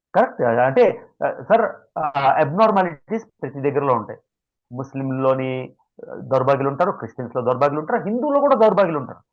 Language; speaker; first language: Telugu; native; Telugu